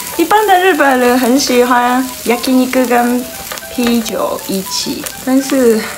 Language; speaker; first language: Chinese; non-native, learner; Japanese